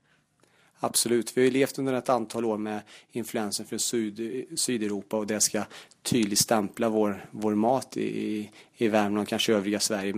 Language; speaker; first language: Swedish; native; Swedish